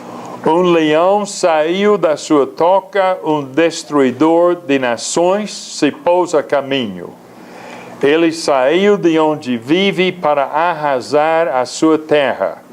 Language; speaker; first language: Portuguese; non-native, fluent; English